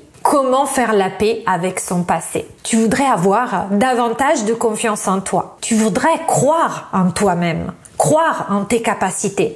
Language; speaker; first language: French; non-native, fluent; Italian